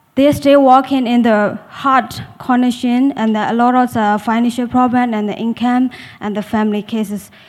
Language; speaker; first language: English; non-native, learner; Burmese